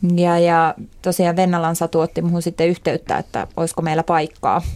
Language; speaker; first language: Finnish; native; Finnish